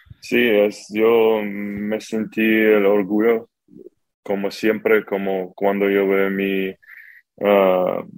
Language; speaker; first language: Spanish; non-native, learner; Ukrainian